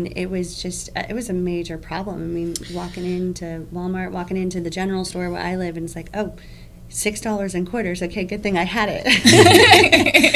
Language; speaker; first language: English; native; English